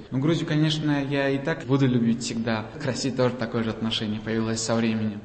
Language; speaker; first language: Russian; early bilingual, other home language; Georgian